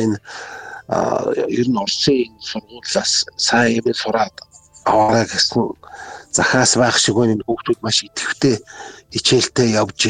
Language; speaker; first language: Mongolian; native; Mongolian